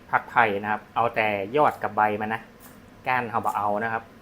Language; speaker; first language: Thai; native; Thai